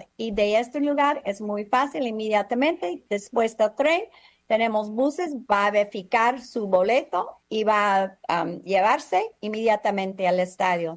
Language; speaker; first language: Spanish; non-native, fluent; English